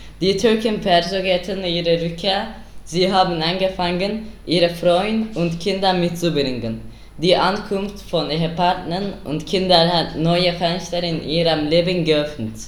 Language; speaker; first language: German; non-native, learner; Turkish